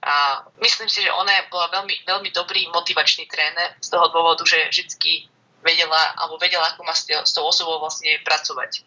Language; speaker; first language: Slovak; native; Slovak